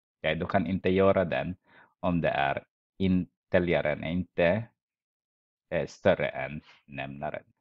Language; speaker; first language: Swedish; non-native, fluent; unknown